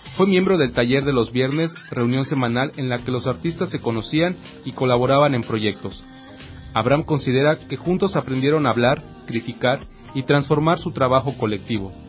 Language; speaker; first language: Spanish; native; Spanish